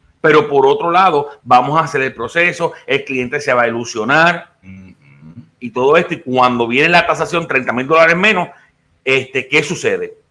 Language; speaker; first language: Spanish; native; Spanish